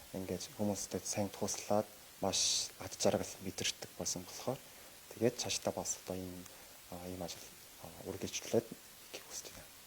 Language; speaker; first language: Mongolian; non-native, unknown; Korean